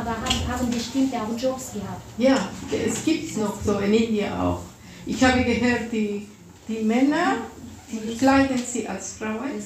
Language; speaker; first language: German; non-native, fluent; Russian